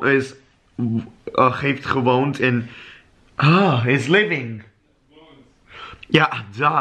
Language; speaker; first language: Dutch; non-native, learner; English